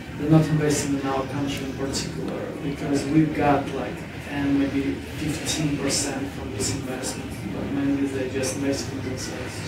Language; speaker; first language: English; non-native, fluent; Russian